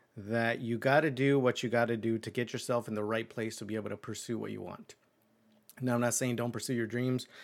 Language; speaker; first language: English; early bilingual, other home language; Spanish